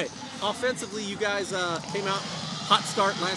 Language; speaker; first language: English; native; English